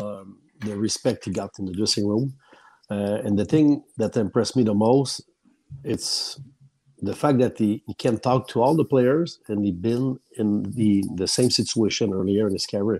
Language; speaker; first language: English; non-native, fluent; French